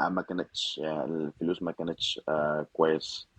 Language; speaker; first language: Arabic; non-native, learner; Spanish